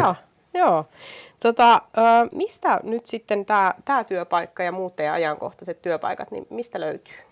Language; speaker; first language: Finnish; native; Finnish